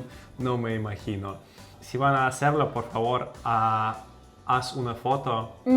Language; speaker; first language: Spanish; non-native, fluent; Russian